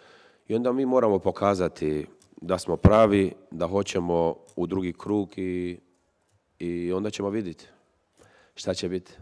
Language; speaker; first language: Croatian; early bilingual, heritage; Croatian